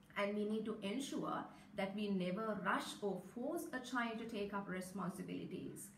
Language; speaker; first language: English; non-native, local second language; Sinhala